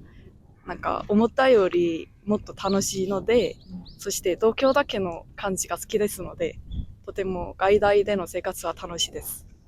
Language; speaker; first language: Japanese; non-native, fluent; Korean